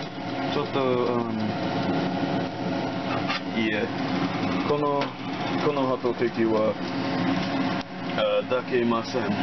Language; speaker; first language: Japanese; non-native, learner; English